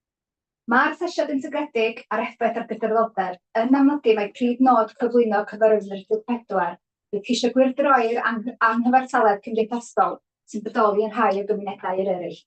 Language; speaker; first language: Welsh; native; Welsh